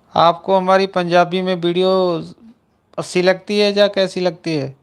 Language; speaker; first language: Hindi; non-native, local second language; Punjabi